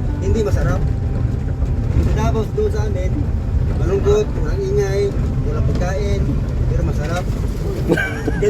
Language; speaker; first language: Filipino; non-native, local second language; Cebuano